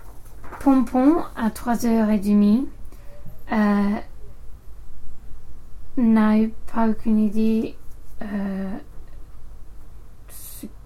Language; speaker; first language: French; non-native, learner; English